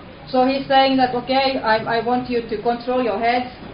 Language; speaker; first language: English; non-native, fluent; Finnish